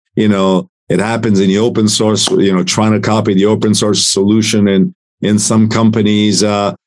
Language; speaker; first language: English; non-native, fluent; Italian